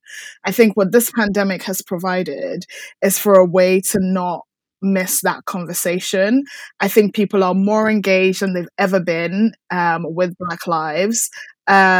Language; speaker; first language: English; non-native, local second language; Akan